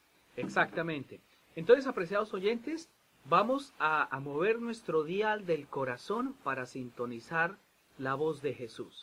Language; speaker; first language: Spanish; native; Spanish